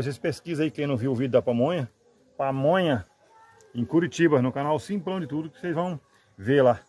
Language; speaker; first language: Portuguese; native; Portuguese